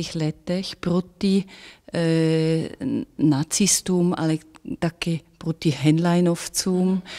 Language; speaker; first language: Czech; non-native, fluent; German